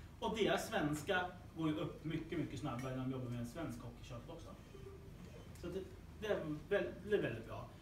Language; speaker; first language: Swedish; native; Swedish